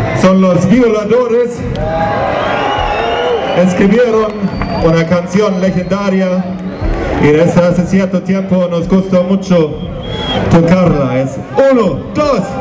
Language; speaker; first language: Spanish; non-native, learner; German